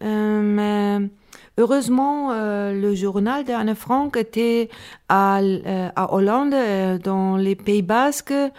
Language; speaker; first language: French; non-native, learner; Spanish